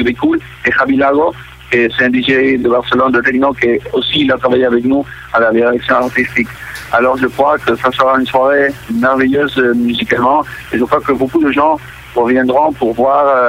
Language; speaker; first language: French; non-native, local second language; Catalan